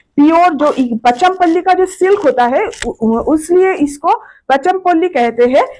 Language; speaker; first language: Hindi; non-native, local second language; Bangla